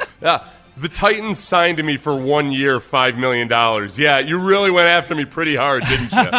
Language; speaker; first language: English; native; English